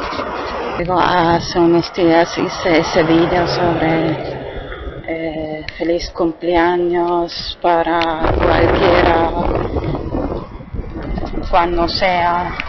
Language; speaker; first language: Spanish; non-native, fluent; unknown